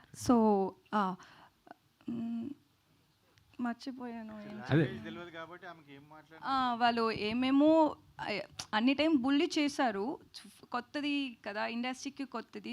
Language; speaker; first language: Telugu; non-native, learner; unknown